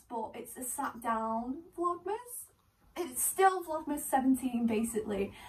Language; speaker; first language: English; native; English